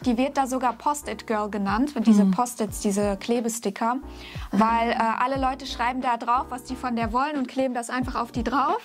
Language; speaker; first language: German; native; German